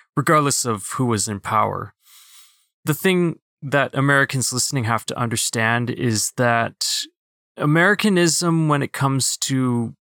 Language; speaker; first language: English; early bilingual, other home language; Filipino